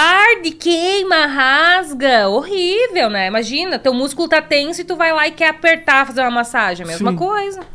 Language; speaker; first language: Portuguese; native; Portuguese